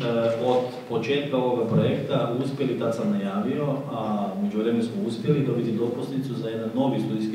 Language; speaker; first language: Croatian; native; Croatian